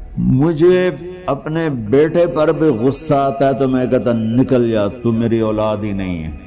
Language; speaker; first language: Urdu; non-native, local second language; Punjabi